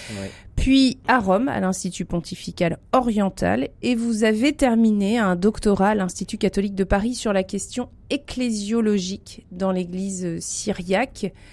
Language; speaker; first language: French; native; French